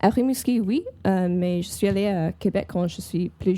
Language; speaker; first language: French; non-native, fluent; English